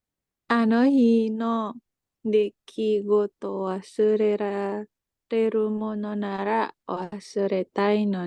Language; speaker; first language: Japanese; non-native, learner; Indonesian